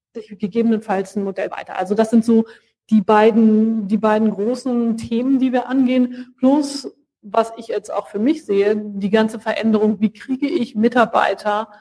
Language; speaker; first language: German; native; German